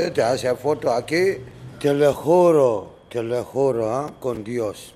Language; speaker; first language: Spanish; non-native, learner; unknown